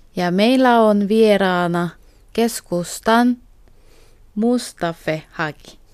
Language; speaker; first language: Finnish; non-native, learner; Korean